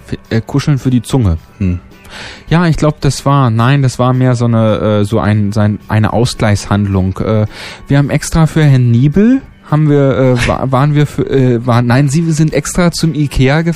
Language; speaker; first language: German; native; German